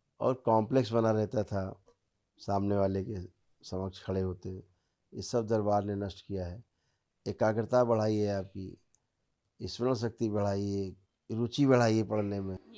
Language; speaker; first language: Hindi; native; Hindi